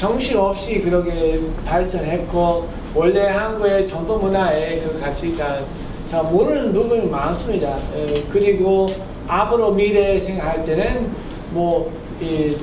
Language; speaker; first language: Korean; non-native, fluent; English